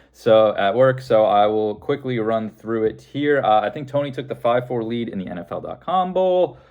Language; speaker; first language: English; native; English